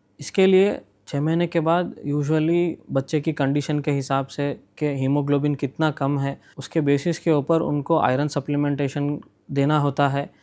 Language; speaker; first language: Hindi; non-native, local second language; Urdu